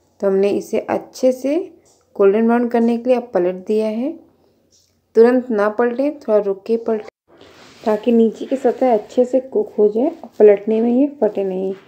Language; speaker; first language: Hindi; native; Hindi